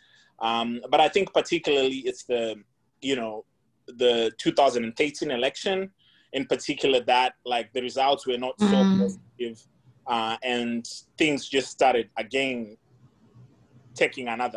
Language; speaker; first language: English; non-native, local second language; Shona